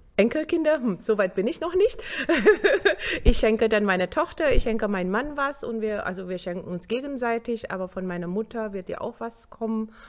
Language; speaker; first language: German; non-native, fluent; Indonesian